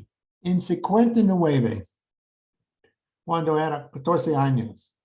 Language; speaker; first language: Spanish; non-native, fluent; English